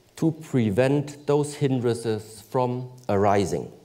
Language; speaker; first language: English; early bilingual, other home language; German